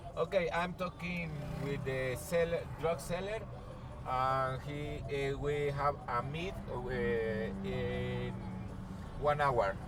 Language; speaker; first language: English; non-native, learner; Spanish